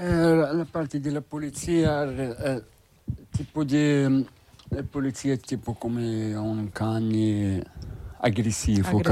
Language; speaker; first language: Italian; non-native, learner; Arabic